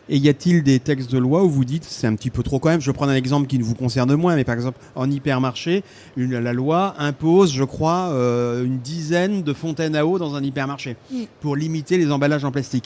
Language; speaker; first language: French; native; French